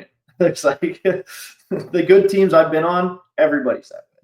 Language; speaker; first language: English; native; English